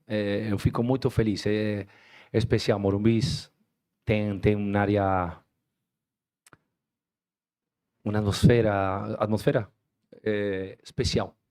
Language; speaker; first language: Portuguese; non-native, fluent; Spanish